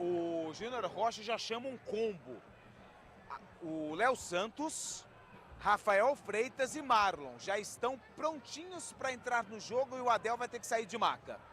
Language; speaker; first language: Portuguese; native; Portuguese